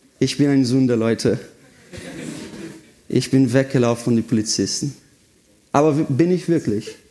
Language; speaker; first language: German; non-native, fluent; Portuguese